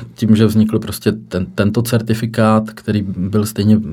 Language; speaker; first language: Czech; native; Czech